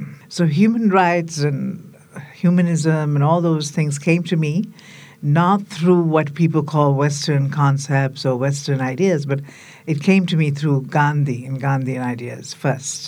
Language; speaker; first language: English; non-native, local second language; Tamil